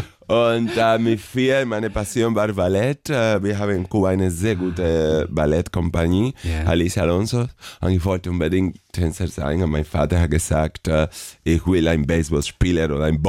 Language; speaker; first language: German; non-native, fluent; Spanish